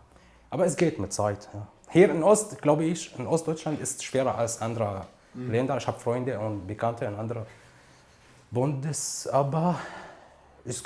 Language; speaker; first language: German; non-native, learner; Arabic